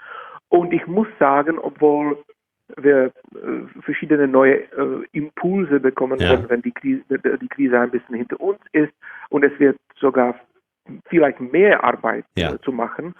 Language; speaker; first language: German; non-native, fluent; Czech